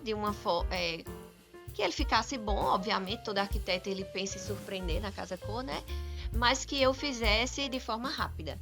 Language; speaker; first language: Portuguese; native; Portuguese